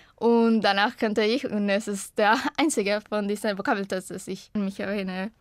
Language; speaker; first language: German; non-native, fluent; Spanish